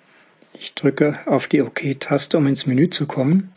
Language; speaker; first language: German; native; German